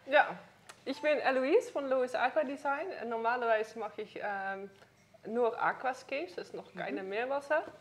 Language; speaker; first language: German; non-native, learner; Dutch